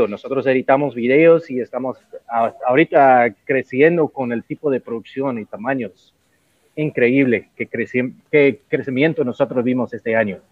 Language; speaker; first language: Spanish; non-native, learner; English